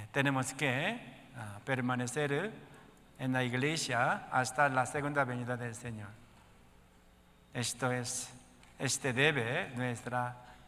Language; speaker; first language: Spanish; non-native, learner; Korean